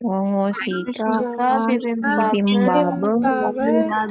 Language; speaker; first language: Korean; non-native, learner; Indonesian